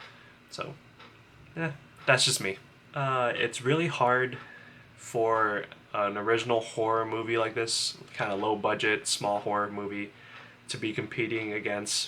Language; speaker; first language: English; native; English